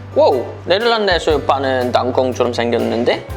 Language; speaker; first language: Korean; non-native, fluent; Dutch